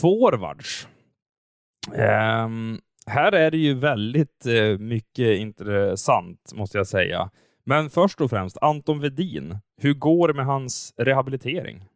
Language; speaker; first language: Swedish; native; Swedish